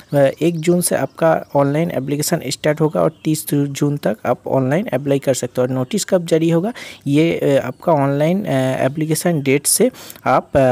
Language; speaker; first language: Hindi; non-native, local second language; Bangla